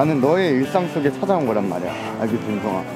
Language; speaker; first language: Korean; native; Korean